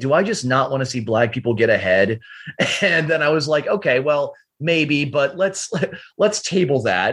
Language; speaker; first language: English; native; English